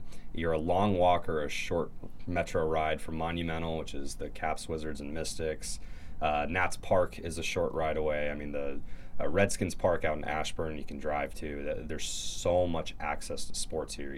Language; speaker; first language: English; native; English